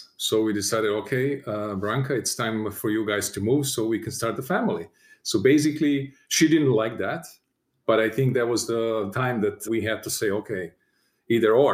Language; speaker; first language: English; non-native, fluent; Serbian